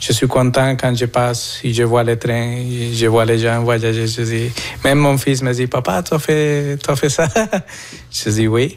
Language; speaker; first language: French; non-native, fluent; Spanish